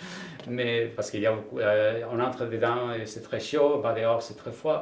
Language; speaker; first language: French; non-native, fluent; Spanish